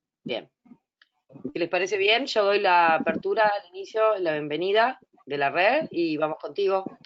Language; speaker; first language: Spanish; native; Spanish